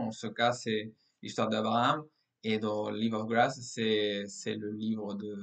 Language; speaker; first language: French; non-native, fluent; Spanish